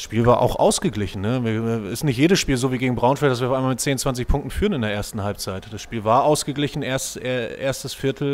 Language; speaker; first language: German; native; German